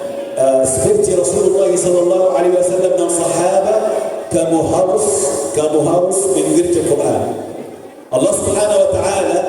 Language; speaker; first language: Indonesian; non-native, learner; Arabic